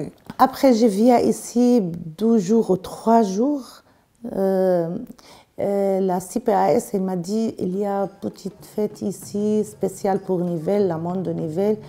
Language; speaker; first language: French; non-native, learner; Arabic